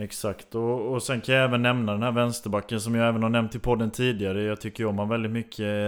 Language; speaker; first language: Swedish; native; Swedish